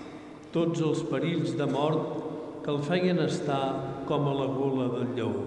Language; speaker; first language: Catalan; native; Catalan